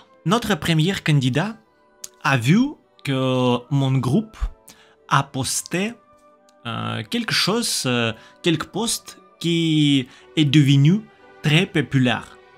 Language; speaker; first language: French; non-native, learner; Russian